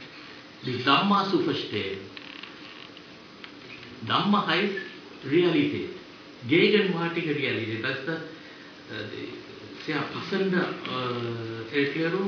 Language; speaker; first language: German; non-native, fluent; Sinhala